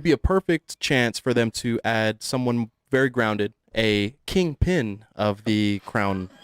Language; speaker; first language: English; native; English